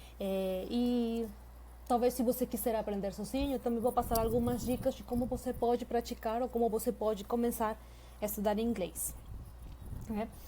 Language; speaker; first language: Portuguese; non-native, fluent; Spanish